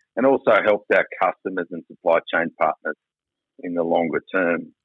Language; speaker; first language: English; native; English